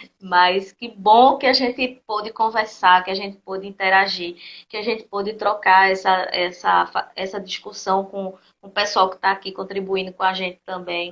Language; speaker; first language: Portuguese; native; Portuguese